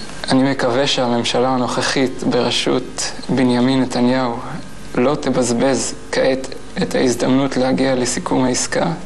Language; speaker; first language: Hebrew; native; Hebrew